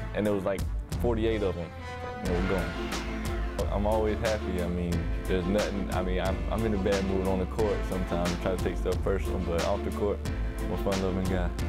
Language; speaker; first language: English; native; English